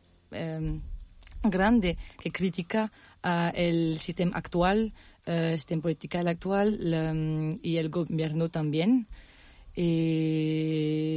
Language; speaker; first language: Spanish; non-native, learner; French